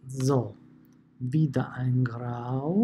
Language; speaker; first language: German; non-native, fluent; Italian